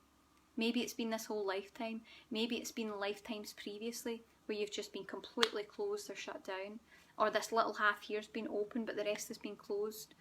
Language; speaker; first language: English; native; English